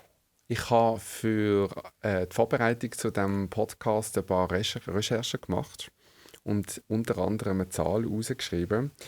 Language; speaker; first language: German; native; German